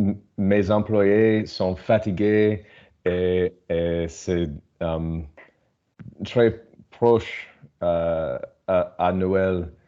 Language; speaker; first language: French; non-native, learner; English